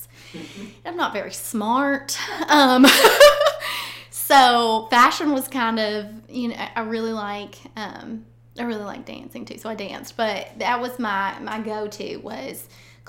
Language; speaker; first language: English; native; English